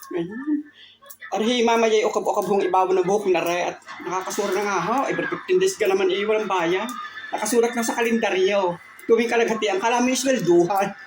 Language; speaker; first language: Filipino; native; Filipino